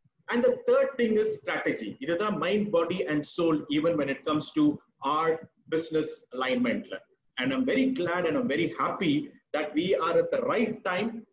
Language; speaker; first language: English; non-native, local second language; Tamil